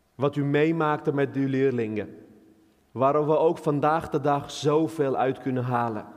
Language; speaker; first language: Dutch; non-native, fluent; Armenian